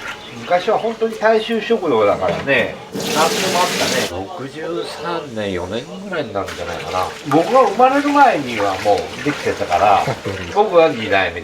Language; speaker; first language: Japanese; native; Japanese